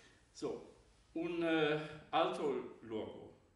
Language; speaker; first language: Italian; non-native, learner; German